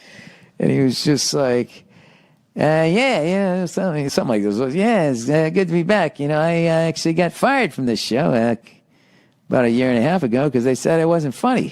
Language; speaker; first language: English; native; English